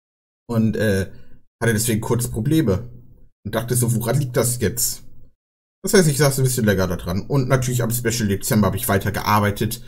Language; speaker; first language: German; native; German